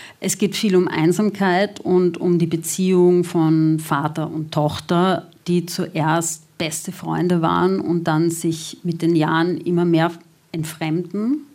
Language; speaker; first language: German; native; German